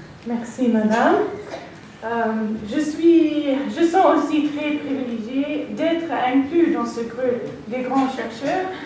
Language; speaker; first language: French; non-native, fluent; English